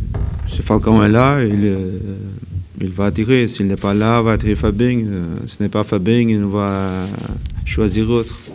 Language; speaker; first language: French; non-native, learner; Portuguese